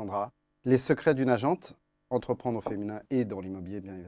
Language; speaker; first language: French; native; French